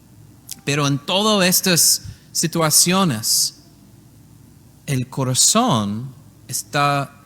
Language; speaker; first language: Spanish; non-native, learner; English